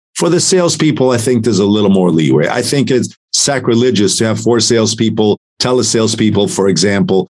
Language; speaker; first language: English; non-native, fluent; Italian